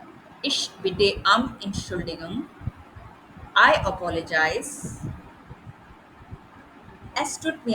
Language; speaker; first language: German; non-native, learner; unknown